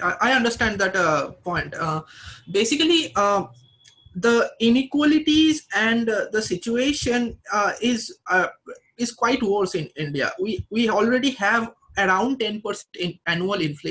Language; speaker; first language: English; non-native, local second language; Bangla